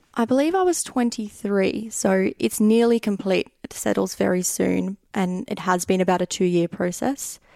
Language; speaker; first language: English; native; English